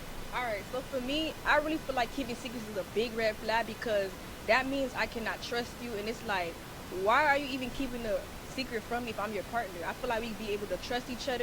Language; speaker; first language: English; native; English